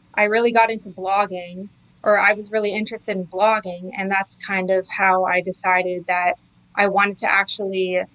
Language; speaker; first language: English; native; English